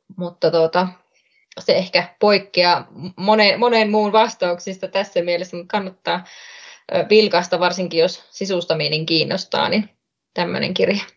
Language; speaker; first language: Finnish; native; Finnish